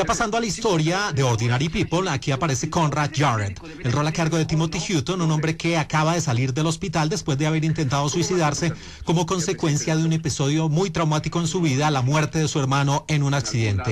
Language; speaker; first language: Spanish; native; Spanish